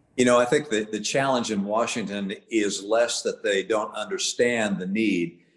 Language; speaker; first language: English; native; English